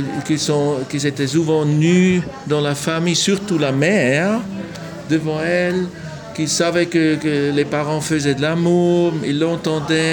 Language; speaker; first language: French; non-native, local second language; German